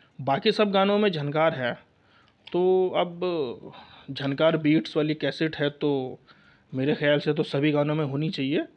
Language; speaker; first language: Hindi; native; Hindi